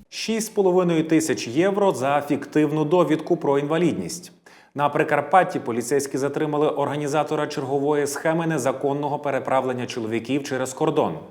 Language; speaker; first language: Ukrainian; native; Ukrainian